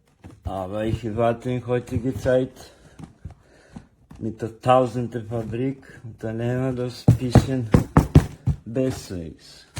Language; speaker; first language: German; non-native, learner; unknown